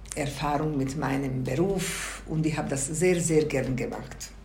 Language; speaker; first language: German; non-native, fluent; Bosnian